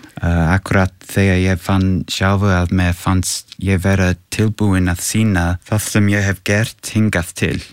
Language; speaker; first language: Icelandic; non-native, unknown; English